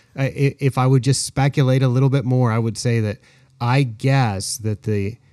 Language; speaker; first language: English; native; English